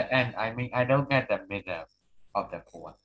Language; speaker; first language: English; non-native, learner; Burmese